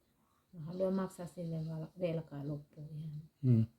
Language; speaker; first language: Finnish; non-native, learner; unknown